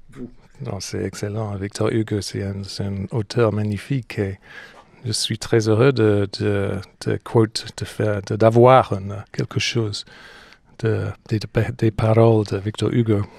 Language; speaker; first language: French; non-native, fluent; English